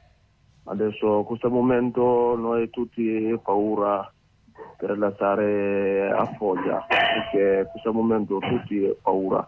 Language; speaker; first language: Italian; non-native, learner; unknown